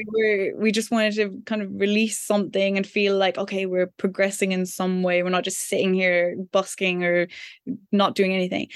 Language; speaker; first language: English; native; English